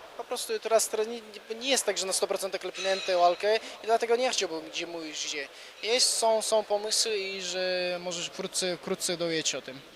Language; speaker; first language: Polish; non-native, fluent; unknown